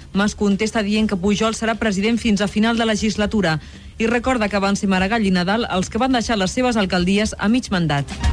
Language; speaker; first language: Catalan; non-native, local second language; Spanish